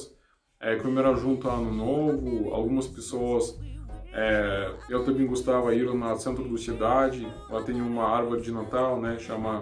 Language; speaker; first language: Portuguese; non-native, learner; Russian